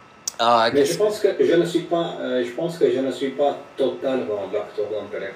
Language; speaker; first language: French; non-native, fluent; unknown